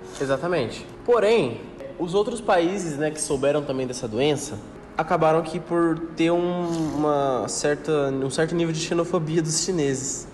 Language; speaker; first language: Portuguese; native; Portuguese